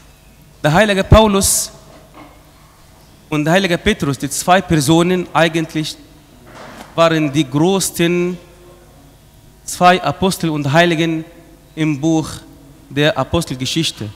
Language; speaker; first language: German; non-native, fluent; Arabic